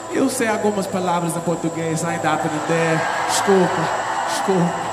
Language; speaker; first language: Portuguese; non-native, learner; English